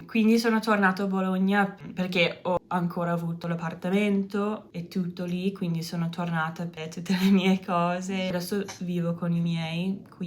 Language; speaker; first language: Italian; non-native, learner; English